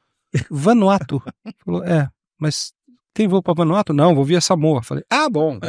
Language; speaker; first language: Portuguese; native; Portuguese